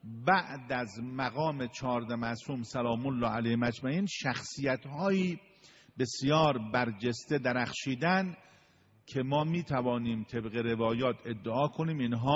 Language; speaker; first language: Persian; native; Persian